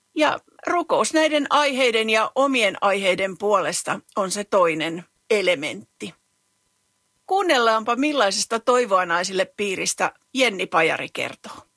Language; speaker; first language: Finnish; native; Finnish